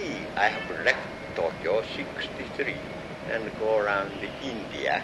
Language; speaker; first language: English; non-native, learner; Japanese